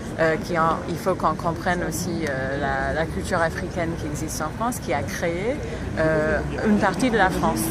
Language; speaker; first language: French; non-native, fluent; English